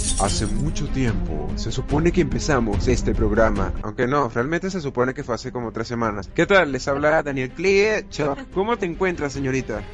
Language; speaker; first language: Spanish; native; Spanish